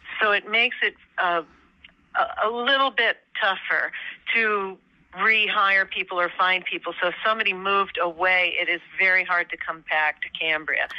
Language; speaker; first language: English; native; English